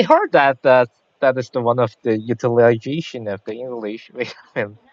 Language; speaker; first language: English; non-native, learner; Korean